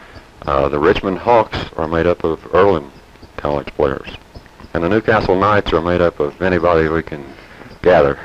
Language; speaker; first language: English; native; English